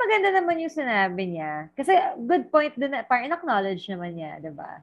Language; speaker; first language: Filipino; native; Filipino